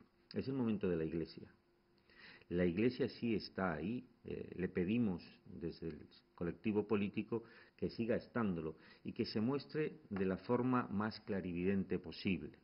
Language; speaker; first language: Spanish; native; Spanish